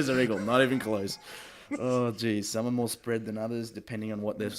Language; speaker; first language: English; native; English